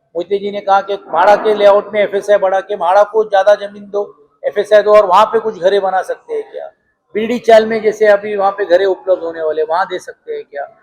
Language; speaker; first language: Hindi; non-native, local second language; Marathi